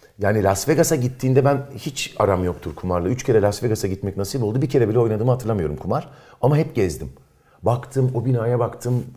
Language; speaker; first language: Turkish; native; Turkish